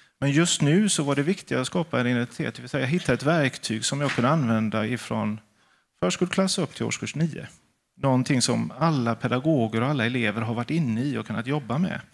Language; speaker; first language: Swedish; native; Swedish